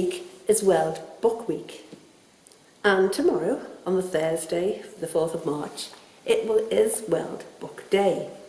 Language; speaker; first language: English; native; English